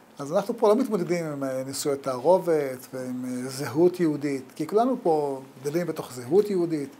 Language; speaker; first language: Hebrew; native; Hebrew